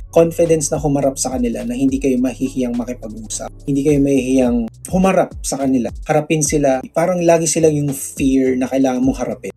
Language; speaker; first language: Filipino; non-native, local second language; Cebuano